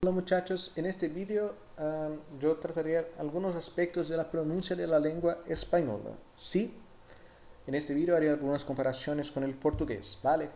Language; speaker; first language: Spanish; non-native, fluent; Portuguese